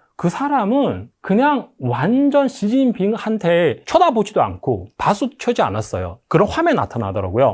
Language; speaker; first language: Korean; non-native, fluent; Chinese